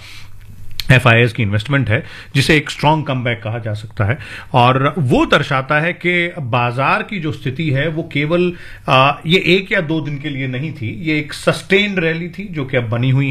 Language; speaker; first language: Hindi; native; Hindi